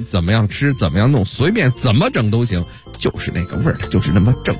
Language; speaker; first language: Chinese; native; Chinese